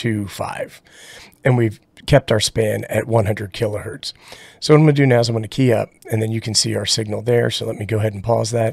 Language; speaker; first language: English; native; English